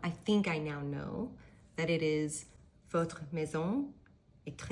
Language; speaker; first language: French; non-native, learner; English